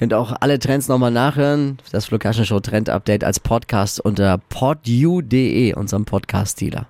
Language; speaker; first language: German; native; German